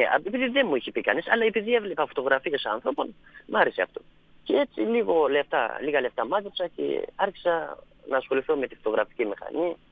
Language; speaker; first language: Greek; non-native, fluent; Persian